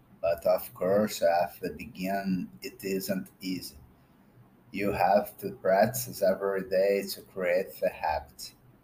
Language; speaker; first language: English; non-native, fluent; Portuguese